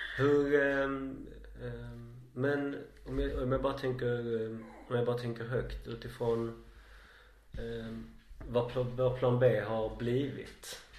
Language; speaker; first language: Swedish; native; Swedish